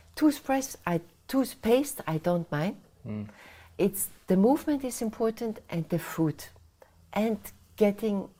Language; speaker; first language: English; non-native, fluent; Swiss German